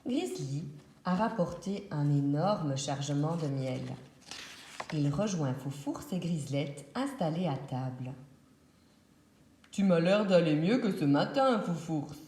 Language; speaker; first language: French; native; French